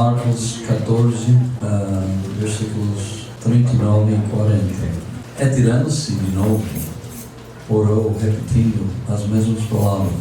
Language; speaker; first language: Portuguese; non-native, fluent; English